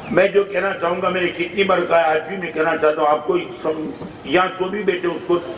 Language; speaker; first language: Hindi; non-native, local second language; Gujarati